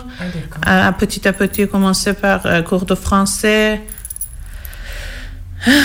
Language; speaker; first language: French; non-native, learner; Persian